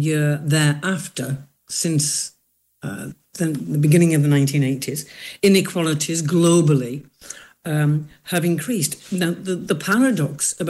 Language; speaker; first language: English; native; English